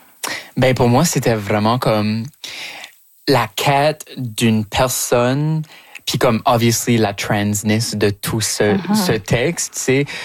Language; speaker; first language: French; native; French